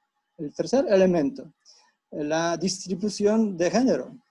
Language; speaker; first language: Spanish; non-native, fluent; Polish